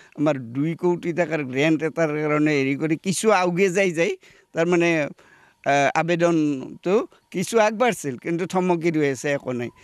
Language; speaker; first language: Assamese; native; Assamese